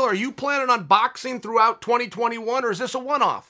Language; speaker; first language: English; native; English